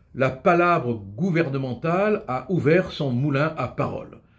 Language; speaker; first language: French; native; French